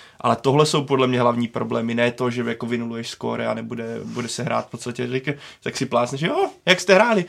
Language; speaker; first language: Czech; native; Czech